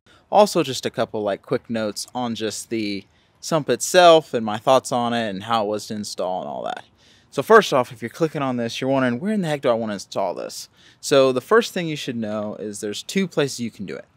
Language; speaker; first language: English; native; English